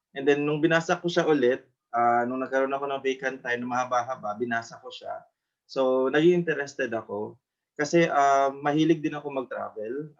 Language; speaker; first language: Filipino; non-native, local second language; Cebuano